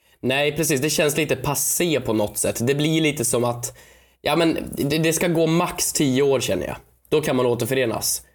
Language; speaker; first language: Swedish; native; Swedish